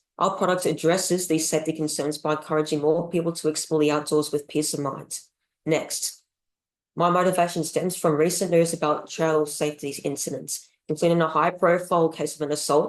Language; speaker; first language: English; native; English